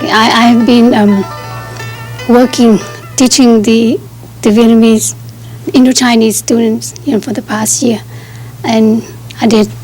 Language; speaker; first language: English; non-native, fluent; Vietnamese